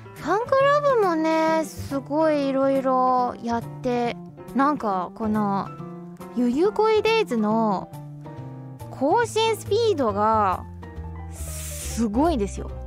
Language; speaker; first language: Japanese; non-native, fluent; Chinese